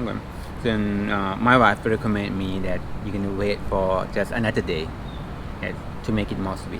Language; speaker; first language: English; non-native, fluent; Thai